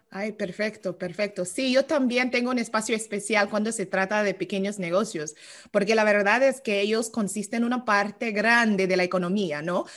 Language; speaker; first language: Spanish; early bilingual, heritage; Spanish